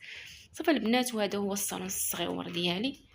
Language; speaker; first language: Arabic; native; Arabic